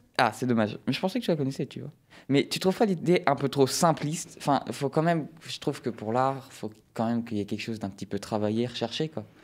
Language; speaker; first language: French; native; French